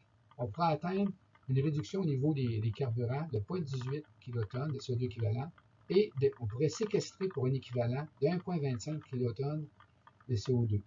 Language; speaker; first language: French; native; French